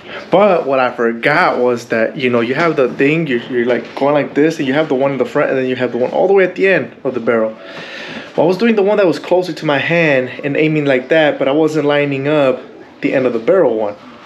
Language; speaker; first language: English; early bilingual, other home language; Spanish